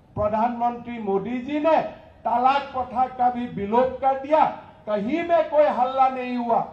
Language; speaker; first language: Hindi; non-native, local second language; Assamese